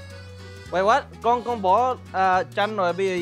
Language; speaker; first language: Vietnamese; early bilingual, heritage; English